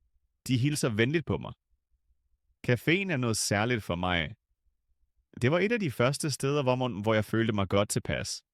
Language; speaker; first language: Danish; non-native, fluent; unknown